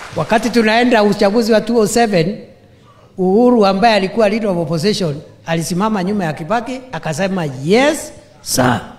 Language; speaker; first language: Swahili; non-native, local second language; Meru